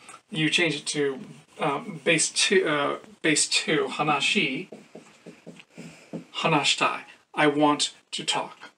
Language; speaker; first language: English; native; English